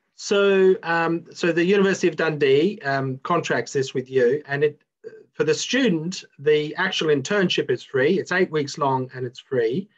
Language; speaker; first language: English; native; English